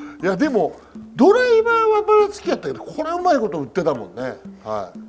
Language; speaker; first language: Japanese; native; Japanese